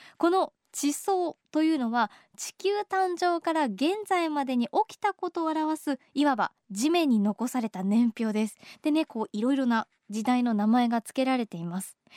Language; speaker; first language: Japanese; native; Japanese